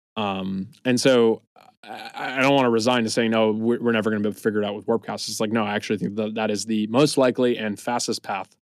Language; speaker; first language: English; native; English